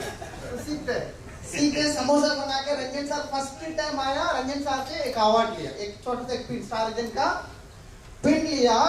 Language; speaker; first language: Hindi; non-native, local second language; Tamil